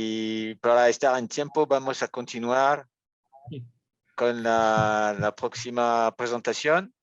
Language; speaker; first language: Spanish; non-native, learner; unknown